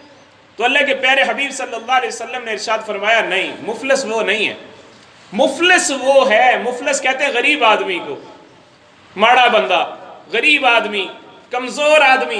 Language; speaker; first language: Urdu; non-native, local second language; Punjabi